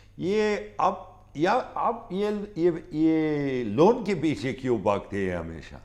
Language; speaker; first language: Urdu; non-native, fluent; Pashto